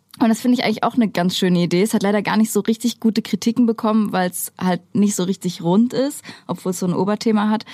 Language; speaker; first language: German; native; German